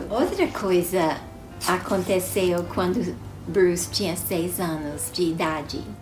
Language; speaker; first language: Portuguese; non-native, fluent; English